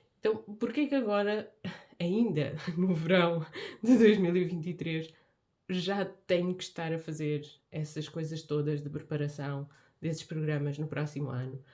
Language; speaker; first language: Portuguese; native; Portuguese